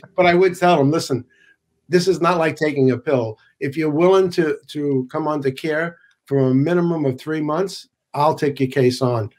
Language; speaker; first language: English; native; English